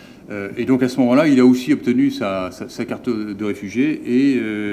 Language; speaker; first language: French; native; French